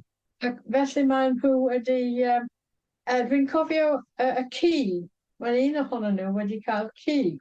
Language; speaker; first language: Welsh; non-native, fluent; English